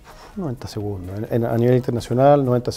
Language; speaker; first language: Spanish; native; Spanish